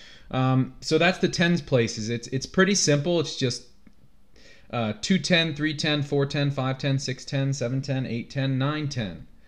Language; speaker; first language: English; native; English